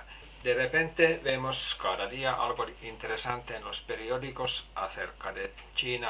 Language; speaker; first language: Spanish; non-native, fluent; Finnish